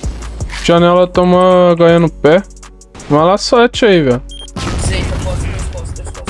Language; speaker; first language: Portuguese; native; Portuguese